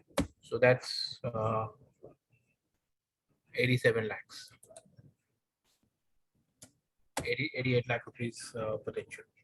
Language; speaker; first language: English; non-native, local second language; Hindi